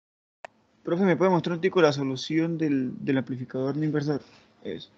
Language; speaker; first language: Spanish; native; Spanish